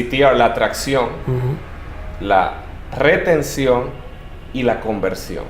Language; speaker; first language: Spanish; native; Spanish